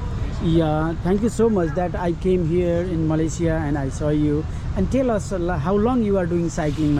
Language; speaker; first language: English; non-native, learner; Nepali